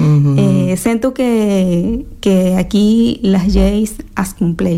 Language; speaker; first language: Catalan; non-native, local second language; Spanish